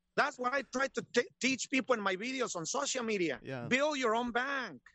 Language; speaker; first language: English; non-native, learner; Spanish